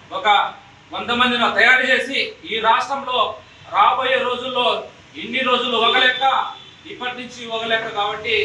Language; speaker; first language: Telugu; non-native, local second language; Lambadi